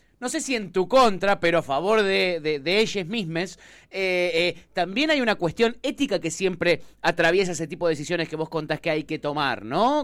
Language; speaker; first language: Spanish; native; Spanish